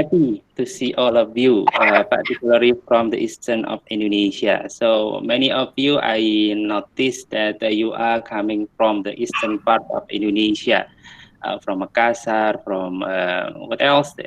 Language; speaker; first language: English; non-native, fluent; Indonesian